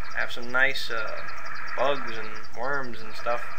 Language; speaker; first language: English; native; English